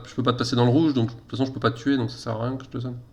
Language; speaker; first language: French; native; French